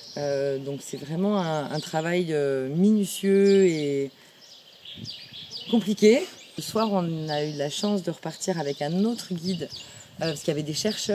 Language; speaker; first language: French; native; French